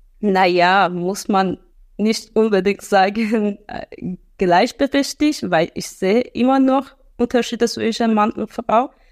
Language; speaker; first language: German; non-native, fluent; Persian